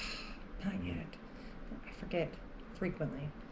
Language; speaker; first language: English; native; English